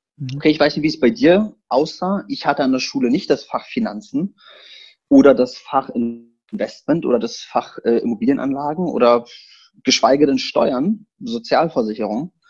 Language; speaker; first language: German; early bilingual, other home language; Polish